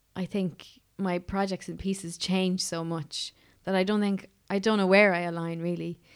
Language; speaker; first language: English; native; English